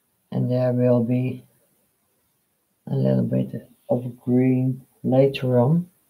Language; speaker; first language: English; non-native, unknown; Dutch